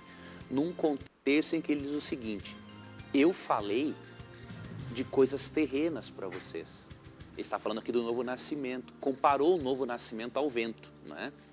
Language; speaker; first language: Portuguese; native; Portuguese